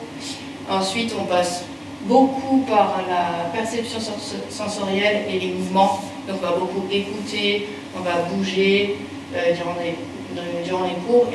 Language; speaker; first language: French; native; French